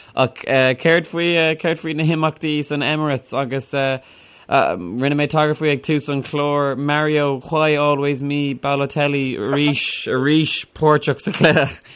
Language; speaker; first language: Irish; non-native, local second language; English